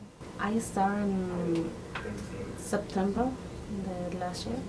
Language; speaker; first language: English; non-native, learner; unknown